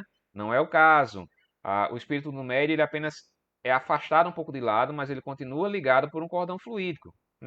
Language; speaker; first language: Portuguese; native; Portuguese